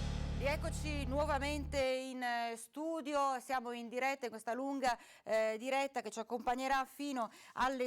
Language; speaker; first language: Italian; native; Italian